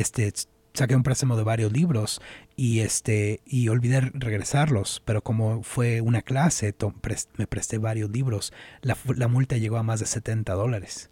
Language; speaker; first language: Spanish; native; Spanish